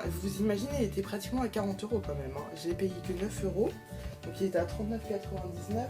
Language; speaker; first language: French; native; French